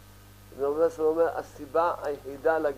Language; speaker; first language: Hebrew; early bilingual, other home language; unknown